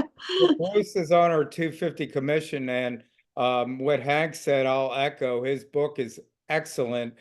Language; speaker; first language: English; native; English